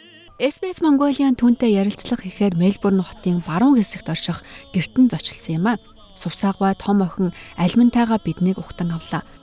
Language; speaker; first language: Mongolian; native; Mongolian